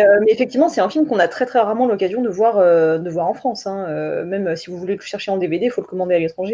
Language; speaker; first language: French; native; French